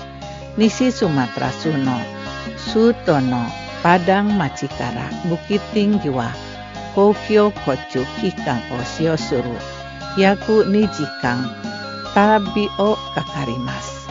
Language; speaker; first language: Japanese; non-native, learner; Indonesian